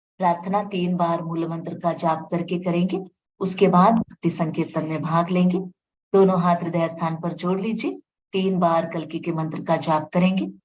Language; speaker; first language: Hindi; non-native, local second language; Marathi